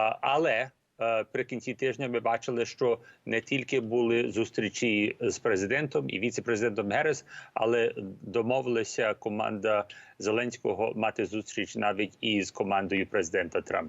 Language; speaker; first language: Ukrainian; early bilingual, heritage; Ukrainian